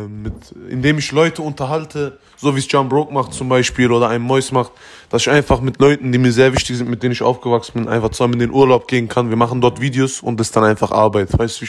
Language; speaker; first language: German; native; German